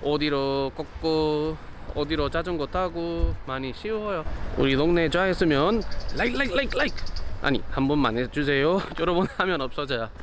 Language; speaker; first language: Korean; non-native, learner; Spanish